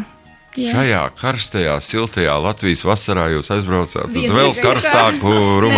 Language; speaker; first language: Latvian; native; Latvian